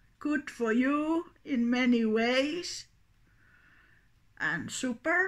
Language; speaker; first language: English; non-native, learner; Finnish